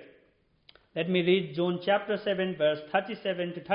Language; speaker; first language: English; non-native, local second language; Nepali